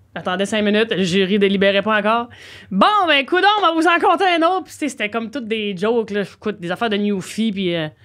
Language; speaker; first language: French; native; French